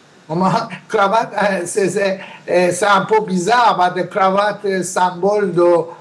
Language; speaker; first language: French; non-native, learner; Persian